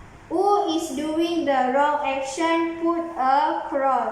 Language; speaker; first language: English; non-native, learner; Malay